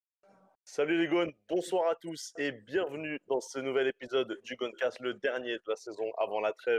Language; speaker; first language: French; native; French